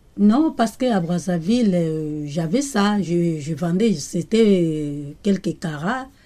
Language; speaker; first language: French; non-native, local second language; Lingala